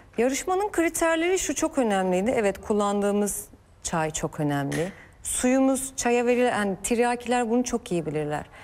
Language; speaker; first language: Turkish; native; Turkish